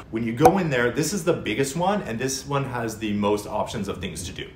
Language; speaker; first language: English; native; English